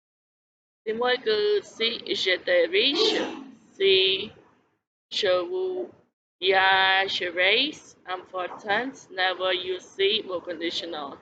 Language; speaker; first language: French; non-native, learner; Khmer